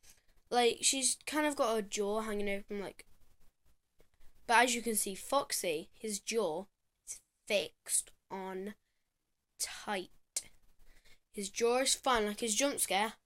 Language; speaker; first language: English; native; English